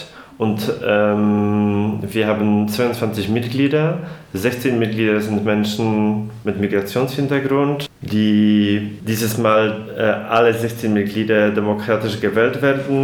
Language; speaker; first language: German; non-native, fluent; Polish